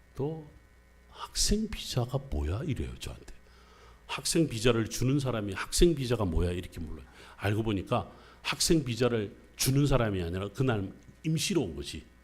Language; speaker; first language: Korean; native; Korean